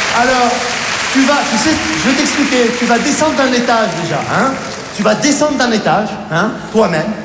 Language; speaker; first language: French; native; French